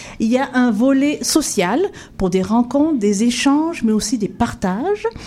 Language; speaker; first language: French; non-native, local second language; Kinyarwanda